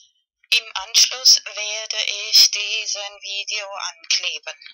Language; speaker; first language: German; non-native, learner; Spanish